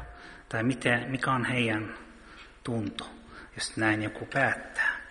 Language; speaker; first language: Finnish; early bilingual, heritage; Finnish